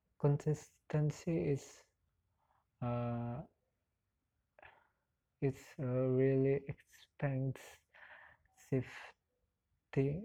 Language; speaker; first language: English; non-native, learner; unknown